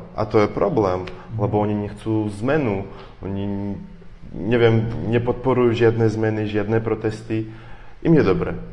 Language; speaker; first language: Slovak; non-native, fluent; Russian